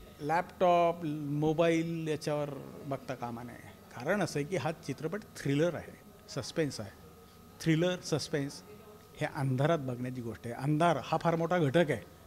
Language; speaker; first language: Marathi; native; Marathi